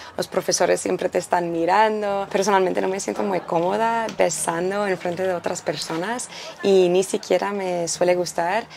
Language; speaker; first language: Spanish; non-native, fluent; English